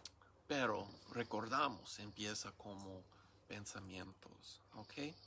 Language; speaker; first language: Spanish; non-native, learner; English